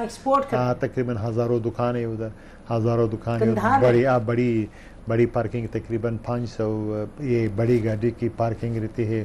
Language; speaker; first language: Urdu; non-native, learner; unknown